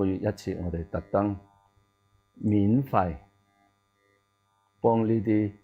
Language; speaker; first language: Cantonese; non-native, learner; Tibetan